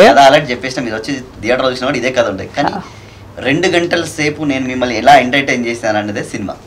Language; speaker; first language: Telugu; native; Telugu